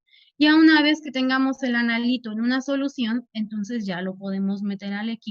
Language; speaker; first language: Spanish; native; Spanish